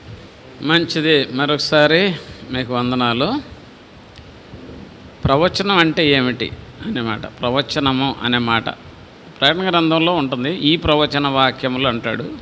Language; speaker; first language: Telugu; native; Telugu